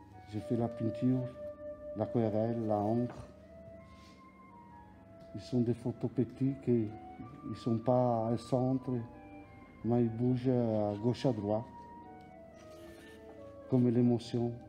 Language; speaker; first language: French; non-native, learner; Italian